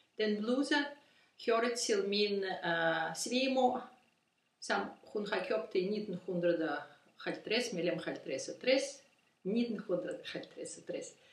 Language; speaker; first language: Danish; non-native, learner; Russian